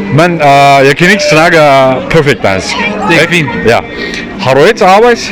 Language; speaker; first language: Danish; non-native, learner; Turkish